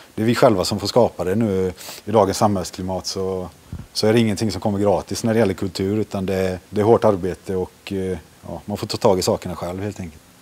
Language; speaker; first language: Swedish; early bilingual, other home language; Finnish